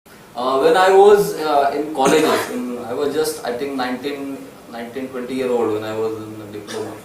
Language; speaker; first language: English; non-native, local second language; Marathi